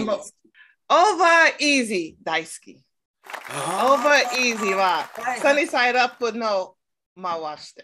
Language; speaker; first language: Japanese; non-native, learner; English